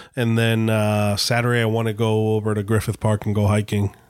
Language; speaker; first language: English; native; English